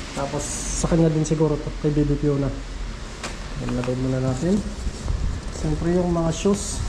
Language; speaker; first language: Filipino; non-native, local second language; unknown